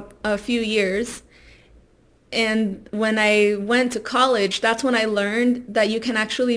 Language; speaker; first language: English; early bilingual, other home language; Spanish